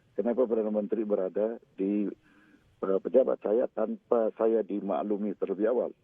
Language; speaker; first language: Malay; native; Malay